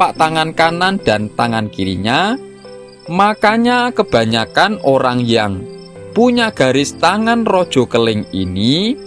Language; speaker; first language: Indonesian; non-native, local second language; Javanese